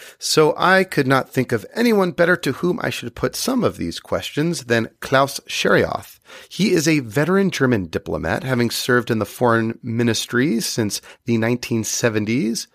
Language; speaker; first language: English; native; English